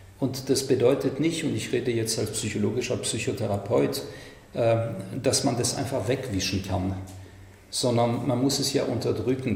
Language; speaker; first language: German; non-native, fluent; French